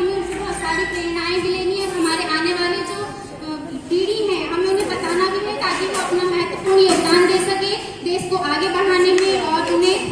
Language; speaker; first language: Hindi; native; Hindi